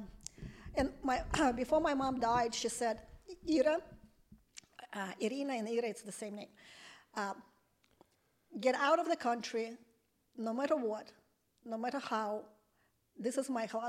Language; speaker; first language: English; non-native, fluent; Russian